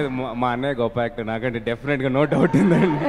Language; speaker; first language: Telugu; native; Telugu